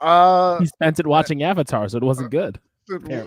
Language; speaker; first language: English; native; English